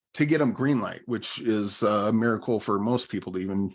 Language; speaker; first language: English; native; English